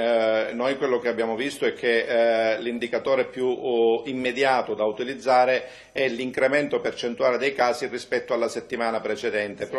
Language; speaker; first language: Italian; native; Italian